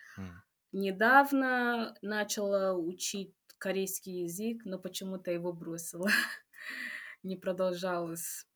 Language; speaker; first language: Russian; non-native, fluent; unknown